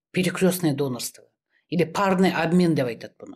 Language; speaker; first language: Russian; non-native, local second language; Kazakh